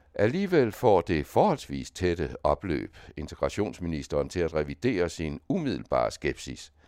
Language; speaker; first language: Danish; native; Danish